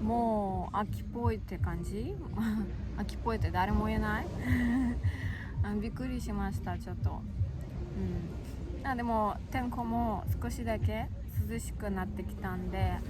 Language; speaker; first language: Japanese; non-native, learner; Russian